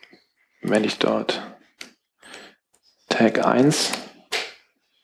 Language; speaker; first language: German; native; German